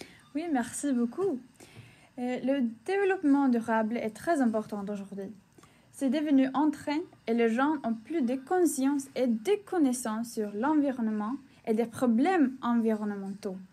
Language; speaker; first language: French; non-native, learner; Swedish